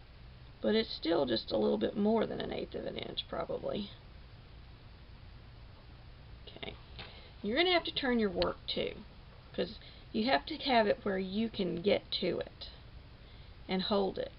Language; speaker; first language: English; native; English